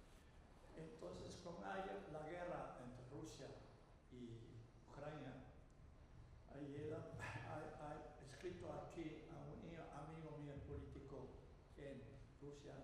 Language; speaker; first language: Spanish; non-native, fluent; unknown